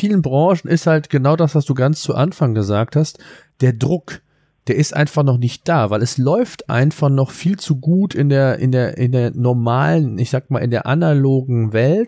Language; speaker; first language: German; native; German